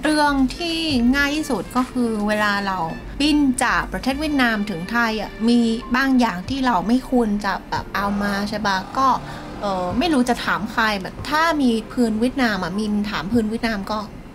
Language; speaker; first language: Thai; non-native, fluent; Vietnamese